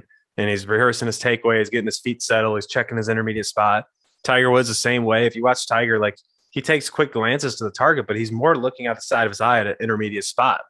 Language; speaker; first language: English; native; English